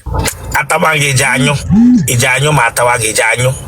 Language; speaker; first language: Igbo; native; Igbo